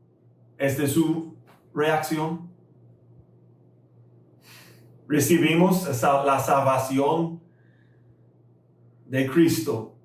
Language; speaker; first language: Spanish; non-native, fluent; English